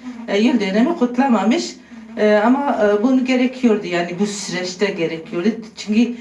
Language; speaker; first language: Turkish; non-native, local second language; Kurdish